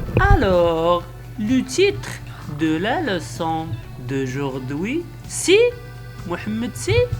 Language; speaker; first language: French; non-native, local second language; Arabic